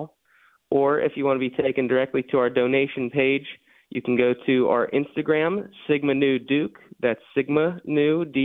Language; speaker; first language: English; native; English